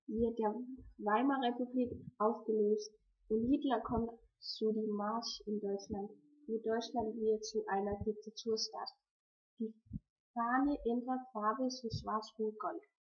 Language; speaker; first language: German; non-native, learner; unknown